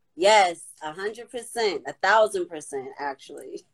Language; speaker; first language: English; native; English